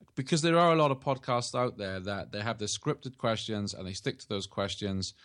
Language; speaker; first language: English; native; English